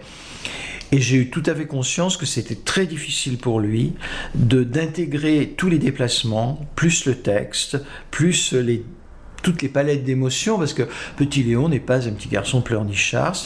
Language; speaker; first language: French; native; French